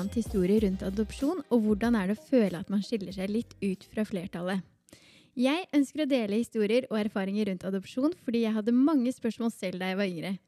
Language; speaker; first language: Norwegian; native; Norwegian